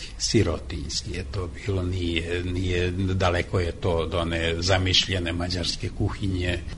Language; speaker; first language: Serbian; non-native, local second language; Hungarian